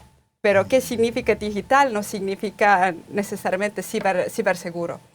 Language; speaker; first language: Spanish; non-native, fluent; Estonian